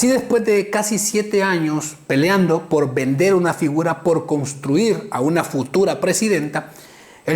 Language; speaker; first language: Spanish; native; Spanish